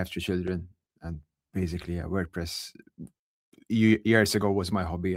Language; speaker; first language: English; non-native, local second language; Maltese